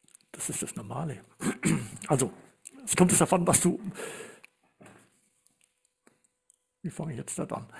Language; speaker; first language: German; native; German